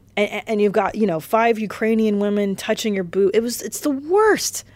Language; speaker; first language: English; native; English